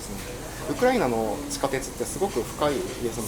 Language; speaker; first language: Japanese; native; Japanese